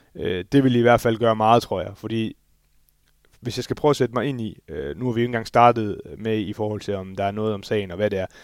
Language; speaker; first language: Danish; native; Danish